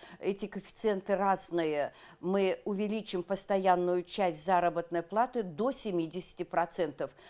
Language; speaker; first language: Russian; native; Russian